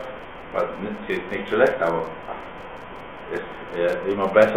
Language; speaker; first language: German; non-native, fluent; Spanish